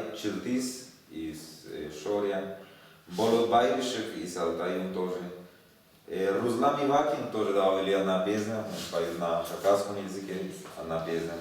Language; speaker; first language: Russian; non-native, learner; Spanish